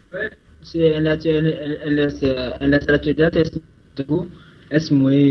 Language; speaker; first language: Spanish; non-native, local second language; Ewe